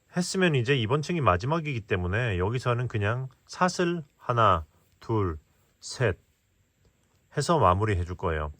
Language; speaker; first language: Korean; native; Korean